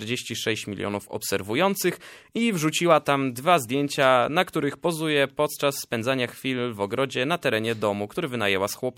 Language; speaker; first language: Polish; native; Polish